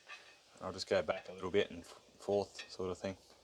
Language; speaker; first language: English; native; English